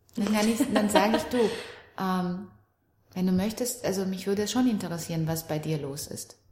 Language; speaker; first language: German; early bilingual, other home language; Romanian